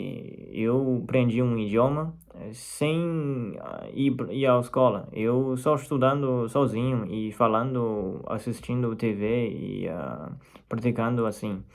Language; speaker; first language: Portuguese; non-native, fluent; Chinese